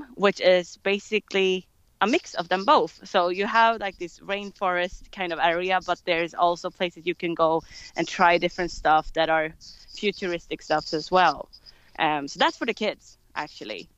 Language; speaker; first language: English; non-native, fluent; Swedish